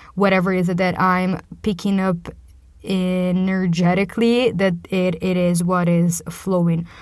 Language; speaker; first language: English; non-native, fluent; Portuguese